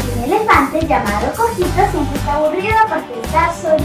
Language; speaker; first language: Spanish; native; Spanish